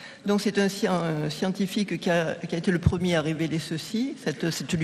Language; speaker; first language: French; native; French